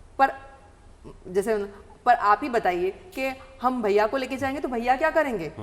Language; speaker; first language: Hindi; non-native, local second language; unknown